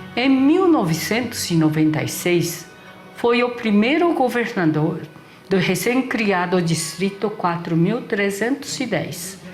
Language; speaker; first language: Portuguese; native; Portuguese